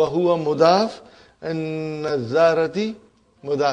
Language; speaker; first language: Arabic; non-native, fluent; English